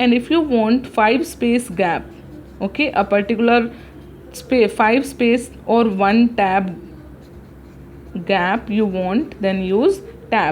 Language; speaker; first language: English; non-native, local second language; Hindi